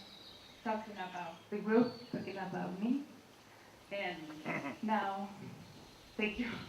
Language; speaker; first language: English; non-native, learner; Spanish